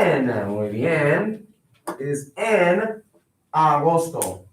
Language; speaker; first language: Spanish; non-native, fluent; English